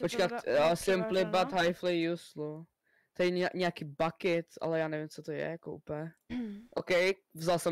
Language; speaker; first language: Czech; native; Czech